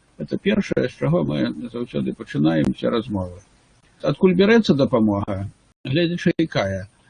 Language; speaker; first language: Belarusian; non-native, local second language; Russian